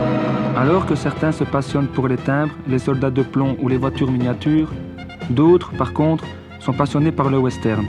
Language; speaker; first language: French; native; French